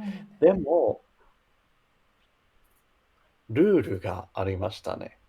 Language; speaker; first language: Japanese; non-native, learner; English